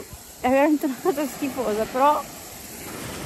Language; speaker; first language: Italian; native; Italian